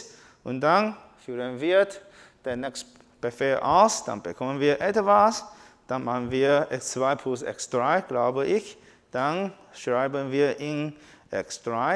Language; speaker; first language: German; non-native, learner; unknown